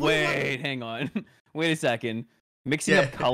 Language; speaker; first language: English; native; English